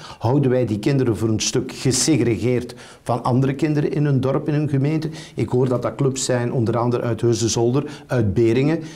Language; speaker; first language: Dutch; native; Dutch